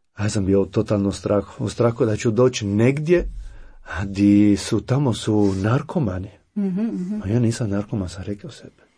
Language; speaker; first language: Croatian; non-native, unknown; Italian